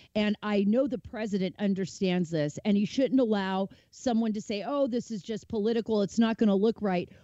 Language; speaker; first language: English; native; English